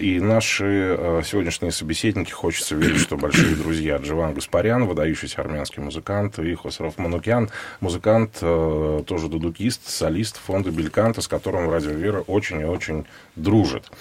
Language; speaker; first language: Russian; native; Russian